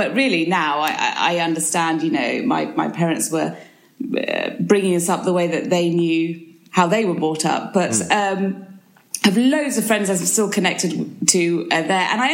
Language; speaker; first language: English; native; English